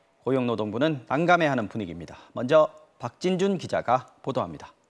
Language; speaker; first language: Korean; native; Korean